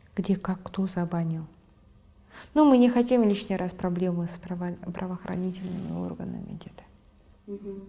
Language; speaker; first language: Russian; non-native, local second language; Kazakh